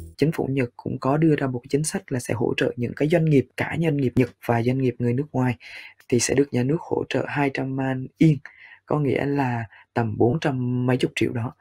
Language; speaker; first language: Vietnamese; native; Vietnamese